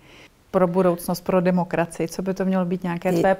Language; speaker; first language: Czech; native; Czech